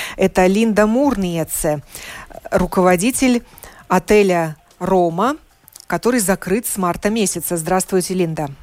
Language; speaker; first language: Russian; native; Russian